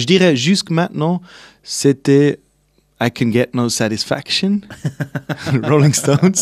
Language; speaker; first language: French; non-native, local second language; Swiss German